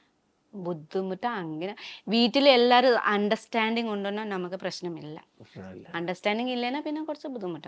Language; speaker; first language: Malayalam; non-native, learner; Nepali